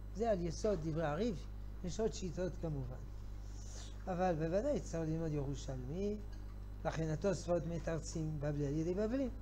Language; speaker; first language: Hebrew; non-native, fluent; French